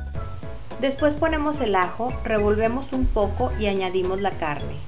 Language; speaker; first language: Spanish; native; Spanish